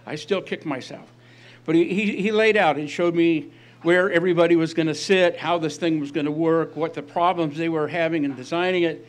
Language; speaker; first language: English; native; English